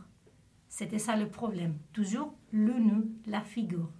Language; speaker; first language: French; non-native, fluent; Spanish